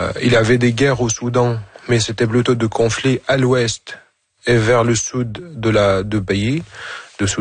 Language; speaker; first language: French; non-native, fluent; Arabic